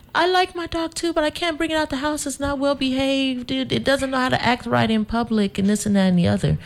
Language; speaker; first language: English; native; English